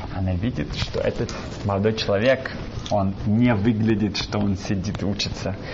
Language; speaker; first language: Russian; early bilingual, heritage; Russian